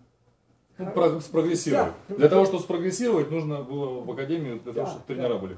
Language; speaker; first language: Russian; native; Russian